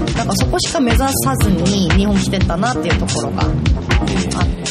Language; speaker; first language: Japanese; non-native, fluent; Korean